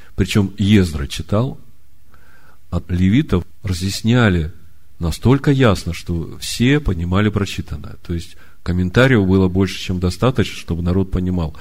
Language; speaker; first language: Russian; native; Russian